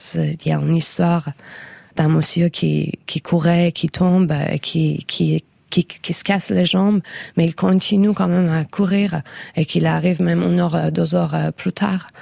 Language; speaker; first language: French; non-native, fluent; Persian